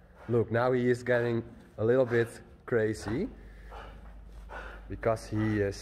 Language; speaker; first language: English; non-native, learner; Western Frisian